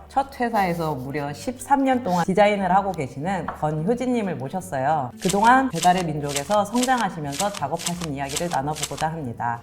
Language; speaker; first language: Korean; native; Korean